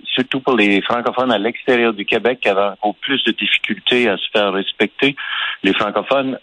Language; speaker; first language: French; native; French